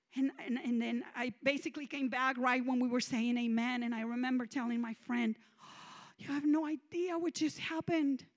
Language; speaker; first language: English; non-native, fluent; Spanish